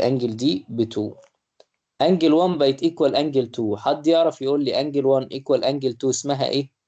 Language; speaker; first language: Arabic; native; Arabic